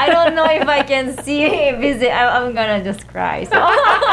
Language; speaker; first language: English; non-native, fluent; Japanese